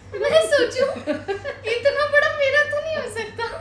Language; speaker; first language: Hindi; native; Hindi